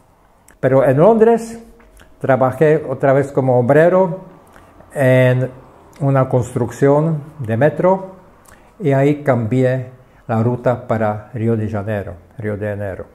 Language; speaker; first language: Spanish; non-native, fluent; Czech